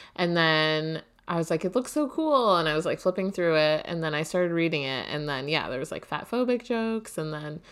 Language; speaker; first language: English; native; English